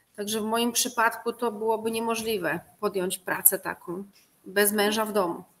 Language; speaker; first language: Polish; native; Polish